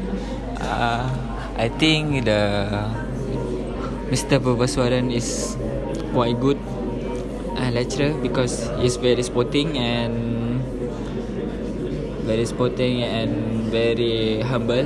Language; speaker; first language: English; non-native, local second language; Malay